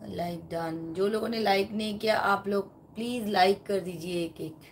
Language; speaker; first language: Hindi; non-native, local second language; Bangla